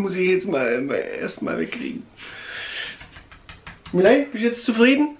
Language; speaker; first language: German; native; German